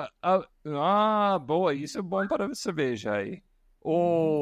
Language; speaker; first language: Portuguese; non-native, fluent; English